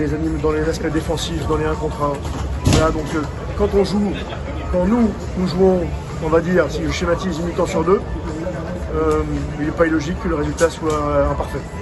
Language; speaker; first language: French; native; French